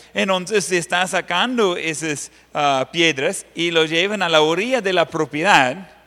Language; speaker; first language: Spanish; non-native, fluent; English